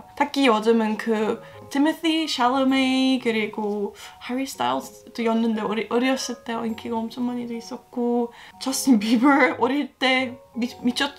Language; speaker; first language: Korean; non-native, fluent; Estonian